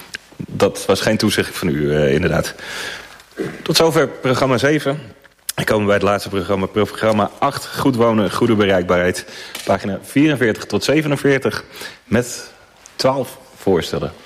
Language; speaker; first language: Dutch; native; Dutch